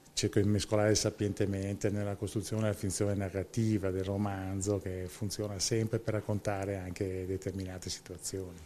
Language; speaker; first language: Italian; native; Italian